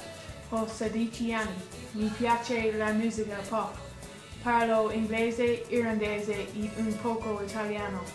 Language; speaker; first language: Italian; non-native, learner; English